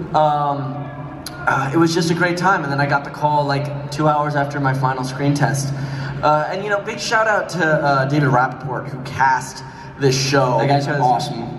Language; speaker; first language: English; native; English